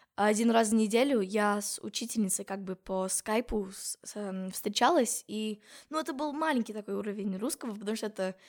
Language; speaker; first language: Russian; non-native, fluent; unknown